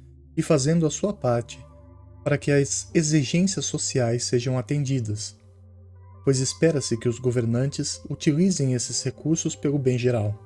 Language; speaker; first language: Portuguese; native; Portuguese